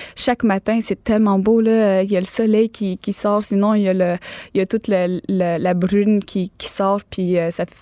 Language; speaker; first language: French; native; French